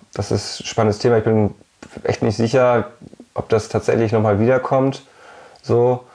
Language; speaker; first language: German; native; German